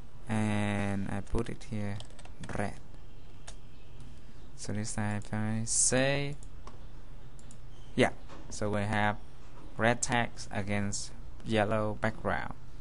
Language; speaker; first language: English; non-native, fluent; Vietnamese